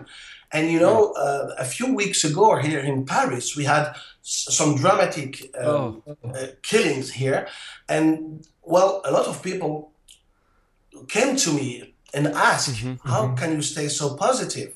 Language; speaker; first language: English; non-native, fluent; French